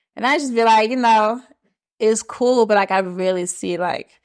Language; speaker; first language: English; non-native, fluent; French